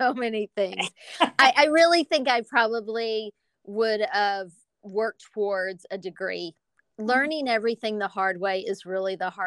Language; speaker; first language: English; native; English